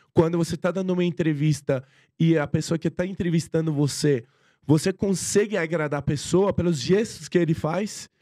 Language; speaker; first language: Portuguese; non-native, fluent; Persian